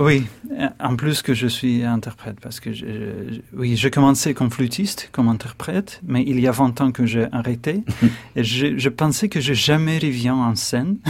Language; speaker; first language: French; non-native, fluent; Russian